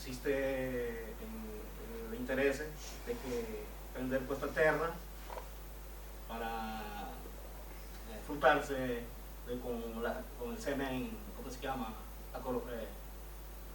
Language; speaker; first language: Italian; non-native, learner; Spanish